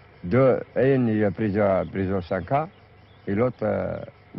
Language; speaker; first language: French; non-native, learner; Arabic